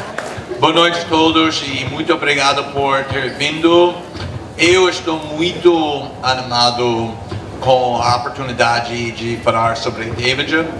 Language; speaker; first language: Portuguese; non-native, fluent; English